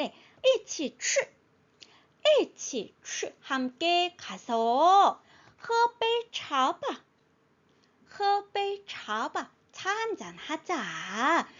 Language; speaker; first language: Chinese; non-native, fluent; Korean